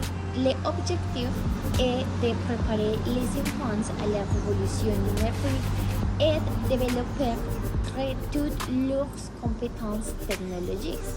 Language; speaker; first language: French; non-native, learner; Spanish